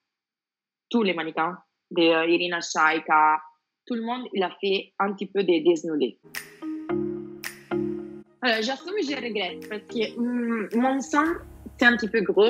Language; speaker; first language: French; non-native, fluent; Spanish